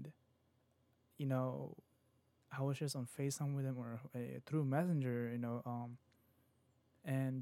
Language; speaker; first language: English; non-native, local second language; Filipino